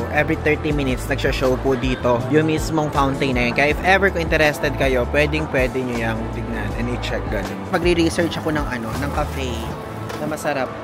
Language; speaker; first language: Filipino; native; Filipino